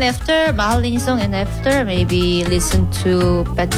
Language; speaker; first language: English; non-native, learner; Korean